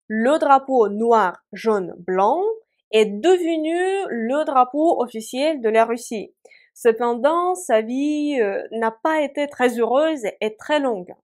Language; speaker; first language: French; non-native, fluent; Russian